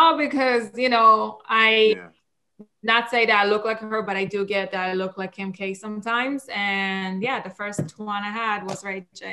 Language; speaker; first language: English; non-native, fluent; Hebrew